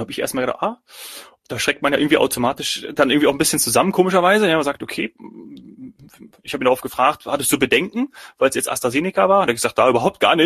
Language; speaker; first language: German; native; German